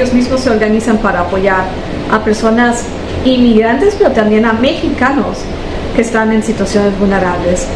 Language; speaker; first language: Spanish; early bilingual, heritage; German